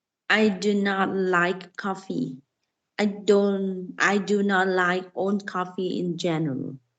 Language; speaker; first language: English; non-native, learner; Vietnamese